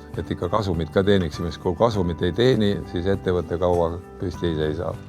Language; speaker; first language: Estonian; native; Estonian